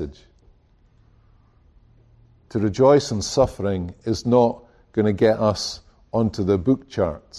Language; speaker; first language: English; native; English